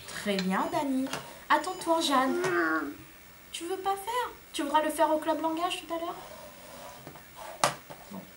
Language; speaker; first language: French; native; French